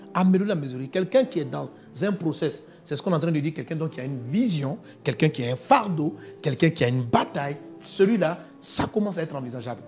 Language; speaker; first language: French; non-native, local second language; Dyula